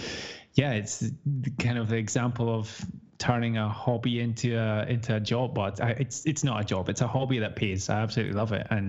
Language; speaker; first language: English; native; English